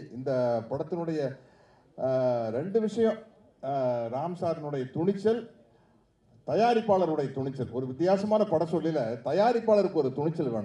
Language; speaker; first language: Tamil; native; Tamil